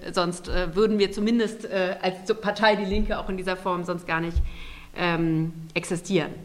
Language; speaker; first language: German; native; German